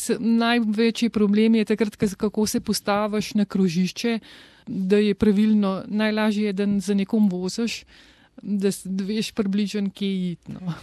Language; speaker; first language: Slovenian; native; Slovenian